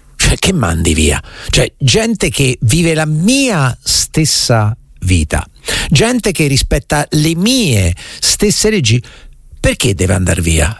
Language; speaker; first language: Italian; native; Italian